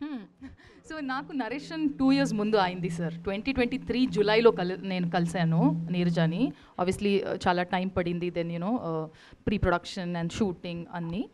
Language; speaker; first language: Telugu; non-native, fluent; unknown